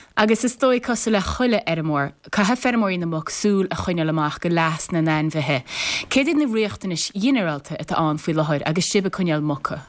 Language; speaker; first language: Irish; native; Irish